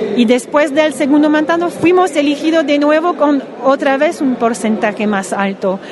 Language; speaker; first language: Spanish; non-native, fluent; English